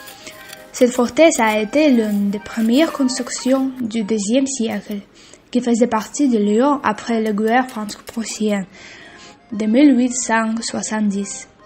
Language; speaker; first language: French; non-native, learner; Russian